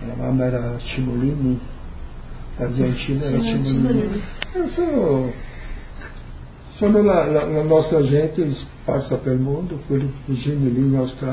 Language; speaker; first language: Italian; early bilingual, heritage; Portuguese